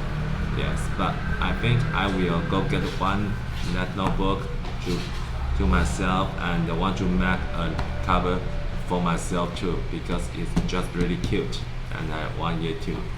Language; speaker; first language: English; non-native, learner; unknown